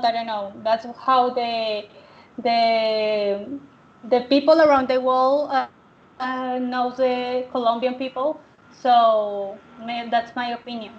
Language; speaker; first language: English; non-native, learner; Spanish